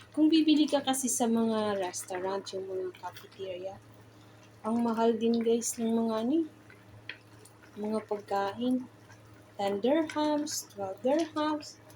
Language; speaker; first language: Filipino; non-native, local second language; Bikol